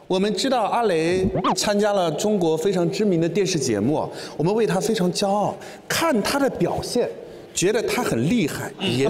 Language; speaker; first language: Chinese; native; Chinese